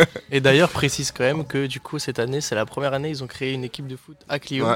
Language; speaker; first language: French; native; French